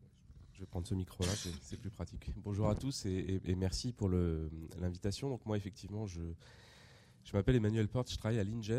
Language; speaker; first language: French; native; French